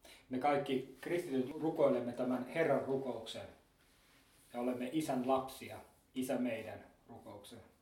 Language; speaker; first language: Finnish; native; Finnish